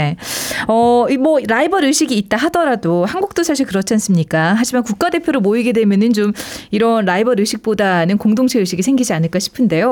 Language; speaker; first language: Korean; native; Korean